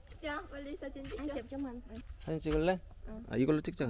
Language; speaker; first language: Korean; native; Korean